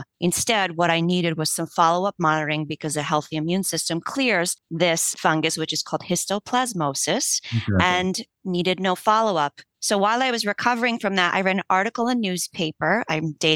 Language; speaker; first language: English; early bilingual, other home language; Polish